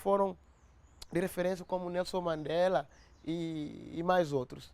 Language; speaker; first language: Portuguese; non-native, local second language; Upper Guinea Crioulo